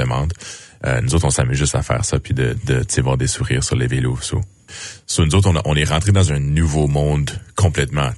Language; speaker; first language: French; native; French